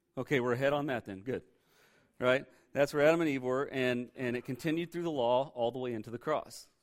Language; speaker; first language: English; native; English